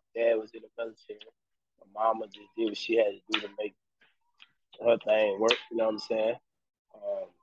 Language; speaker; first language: English; native; English